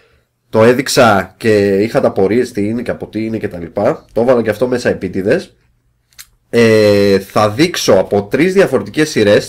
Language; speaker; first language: Greek; native; Greek